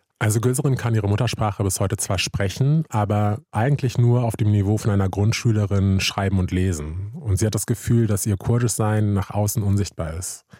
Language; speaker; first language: German; native; German